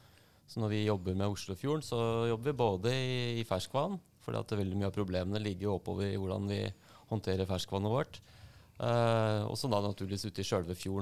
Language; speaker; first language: Norwegian; native; Norwegian